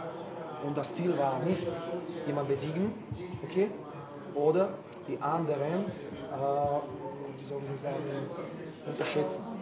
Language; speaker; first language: German; non-native, learner; Slovak